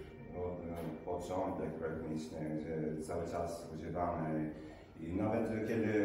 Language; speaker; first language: Polish; non-native, learner; Italian